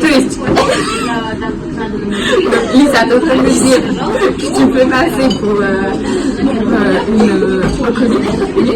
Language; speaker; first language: French; early bilingual, heritage; French